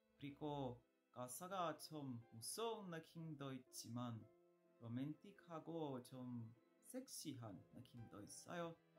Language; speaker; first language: Korean; non-native, learner; Portuguese